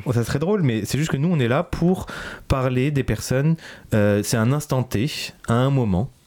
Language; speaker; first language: French; native; French